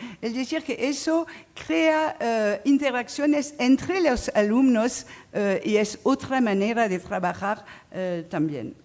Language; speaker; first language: Spanish; non-native, fluent; French